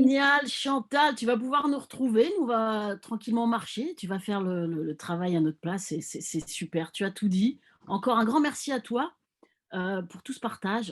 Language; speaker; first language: French; native; French